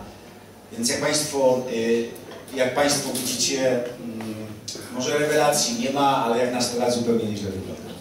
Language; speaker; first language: Polish; native; Polish